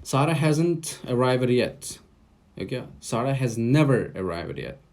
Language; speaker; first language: English; non-native, fluent; Uzbek